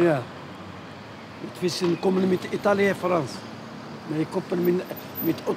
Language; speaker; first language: Dutch; non-native, learner; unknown